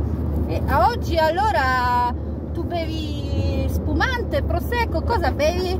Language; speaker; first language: Italian; non-native, learner; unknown